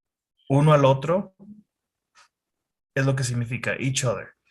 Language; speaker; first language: Spanish; non-native, fluent; English